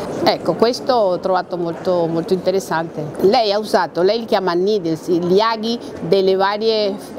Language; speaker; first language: Italian; non-native, fluent; Spanish